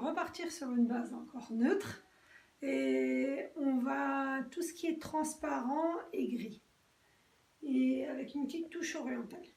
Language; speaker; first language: French; native; French